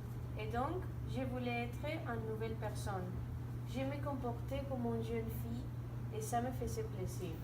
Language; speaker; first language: French; non-native, learner; Spanish